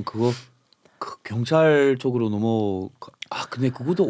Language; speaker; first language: Korean; non-native, fluent; English